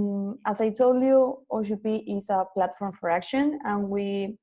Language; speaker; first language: English; non-native, fluent; Spanish